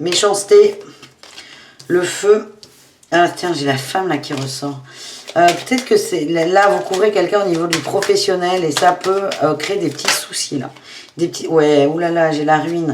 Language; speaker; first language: French; native; French